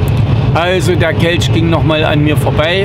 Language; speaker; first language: German; native; German